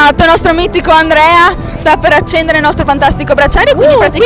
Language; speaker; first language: Italian; native; Italian